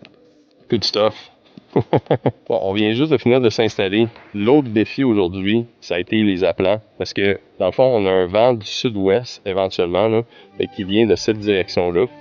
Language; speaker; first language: French; native; French